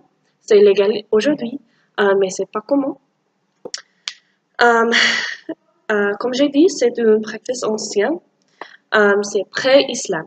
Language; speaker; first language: French; non-native, learner; English